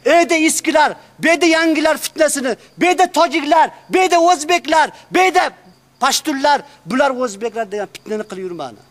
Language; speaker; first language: Uzbek; native; Uzbek